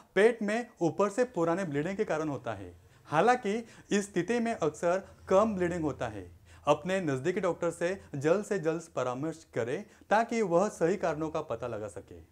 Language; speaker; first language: Hindi; non-native, local second language; Marathi